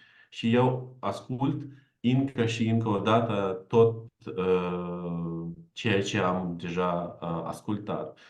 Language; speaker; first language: Romanian; non-native, learner; Ukrainian